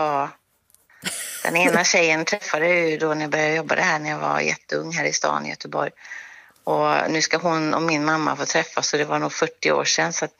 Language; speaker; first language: Swedish; native; Swedish